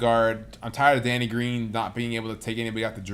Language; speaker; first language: English; native; English